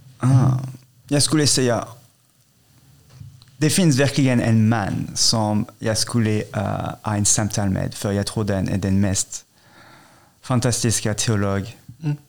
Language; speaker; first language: Swedish; non-native, fluent; French